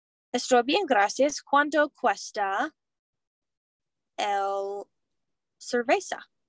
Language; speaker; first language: Spanish; non-native, learner; English